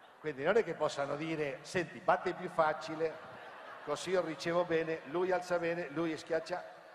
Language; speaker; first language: Italian; non-native, fluent; Spanish